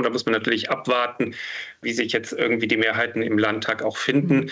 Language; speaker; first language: German; native; German